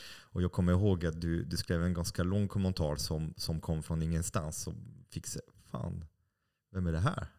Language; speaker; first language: Swedish; non-native, fluent; French